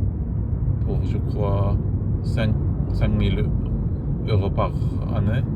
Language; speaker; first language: French; non-native, fluent; Arabic